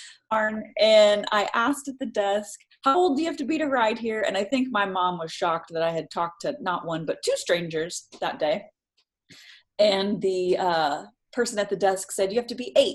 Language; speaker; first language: English; native; English